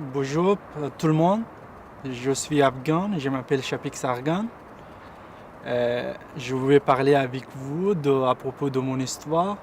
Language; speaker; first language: French; non-native, learner; Pashto